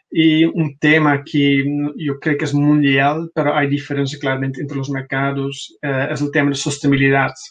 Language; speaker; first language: Spanish; non-native, fluent; Dutch